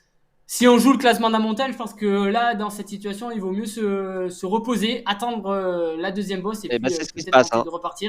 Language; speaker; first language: French; native; French